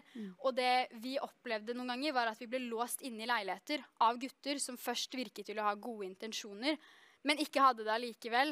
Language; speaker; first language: Norwegian; native; Norwegian